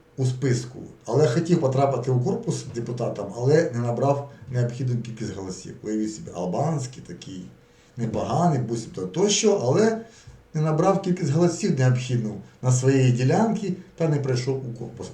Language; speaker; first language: Ukrainian; native; Ukrainian